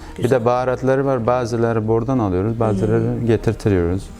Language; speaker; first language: Turkish; non-native, learner; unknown